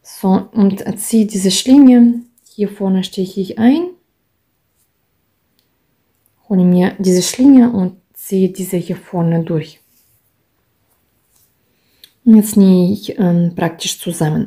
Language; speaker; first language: German; non-native, fluent; Russian